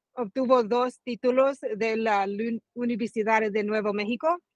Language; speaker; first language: Spanish; early bilingual, heritage; Spanish